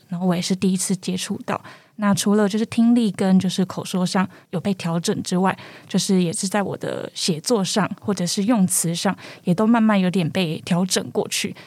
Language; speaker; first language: Chinese; native; Chinese